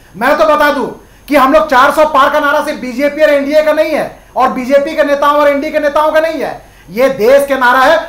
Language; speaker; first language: Hindi; native; Hindi